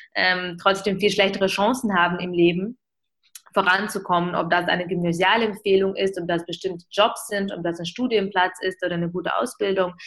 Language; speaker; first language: German; early bilingual, other home language; Ukrainian